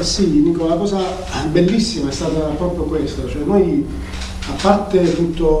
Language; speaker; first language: Italian; native; Italian